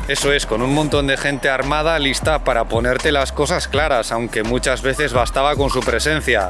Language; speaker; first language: Spanish; native; Spanish